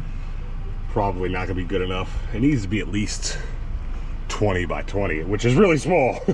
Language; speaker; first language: English; native; English